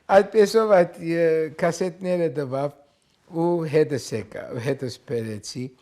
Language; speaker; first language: Armenian; early bilingual, heritage; Armenian